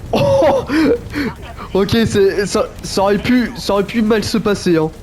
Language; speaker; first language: French; native; French